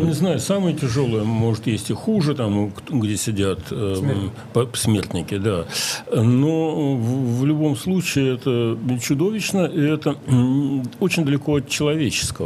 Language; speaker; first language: Russian; native; Russian